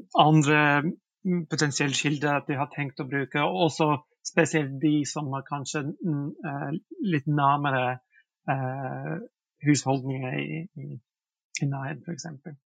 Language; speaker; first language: Norwegian; non-native, fluent; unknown